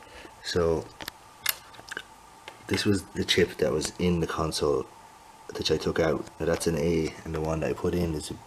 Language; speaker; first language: English; native; English